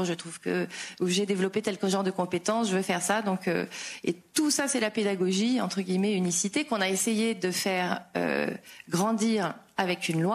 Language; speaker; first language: French; native; French